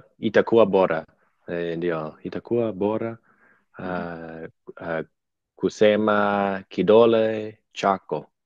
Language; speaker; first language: Swahili; non-native, learner; English